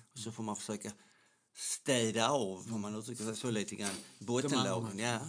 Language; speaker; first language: Swedish; native; Swedish